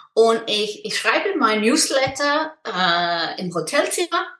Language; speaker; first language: German; non-native, fluent; Icelandic